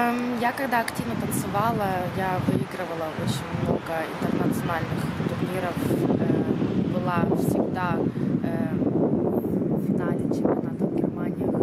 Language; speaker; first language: Russian; early bilingual, heritage; Russian